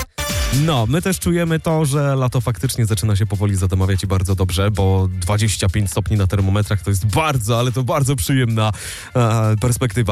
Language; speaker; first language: Polish; native; Polish